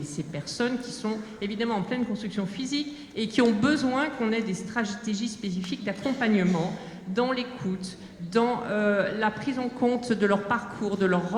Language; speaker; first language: French; native; French